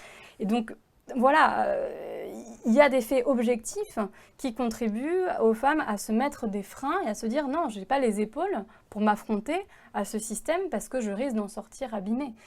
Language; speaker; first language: French; native; French